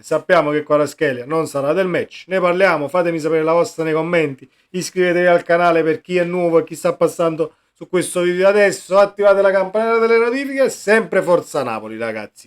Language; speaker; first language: Italian; native; Italian